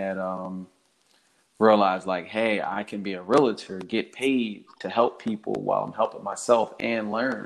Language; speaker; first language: English; native; English